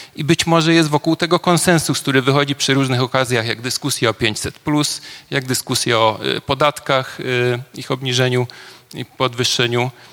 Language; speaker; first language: Polish; non-native, fluent; Hungarian